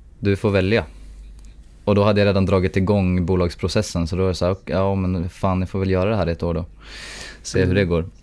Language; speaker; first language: Swedish; native; Swedish